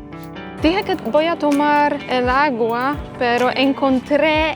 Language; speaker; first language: Spanish; non-native, fluent; Polish